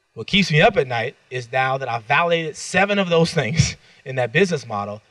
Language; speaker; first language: English; native; English